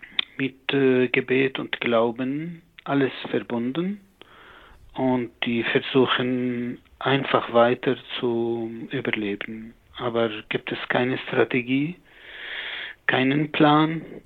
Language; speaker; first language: German; non-native, fluent; Arabic